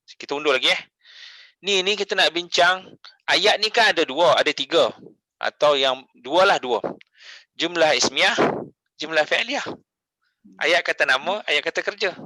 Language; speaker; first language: Malay; native; Malay